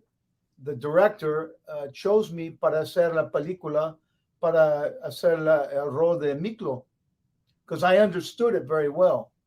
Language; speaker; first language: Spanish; non-native, learner; English